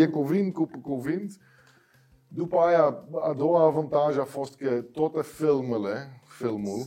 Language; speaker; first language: Romanian; non-native, learner; Dutch